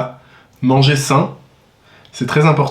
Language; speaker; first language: French; native; French